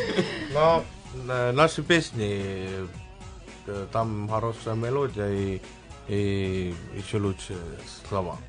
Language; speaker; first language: Russian; non-native, learner; Estonian